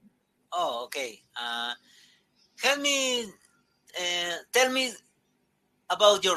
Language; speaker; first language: English; non-native, learner; Spanish